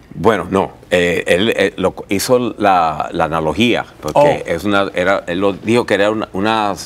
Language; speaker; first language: Spanish; early bilingual, heritage; Spanish